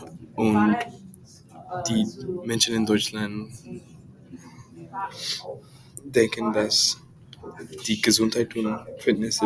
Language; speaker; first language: German; non-native, learner; English